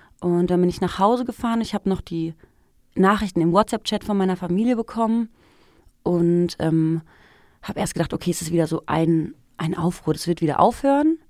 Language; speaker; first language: German; early bilingual, other home language; Persian